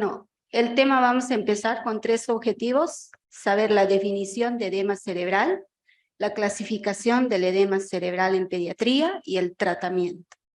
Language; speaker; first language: Spanish; native; Spanish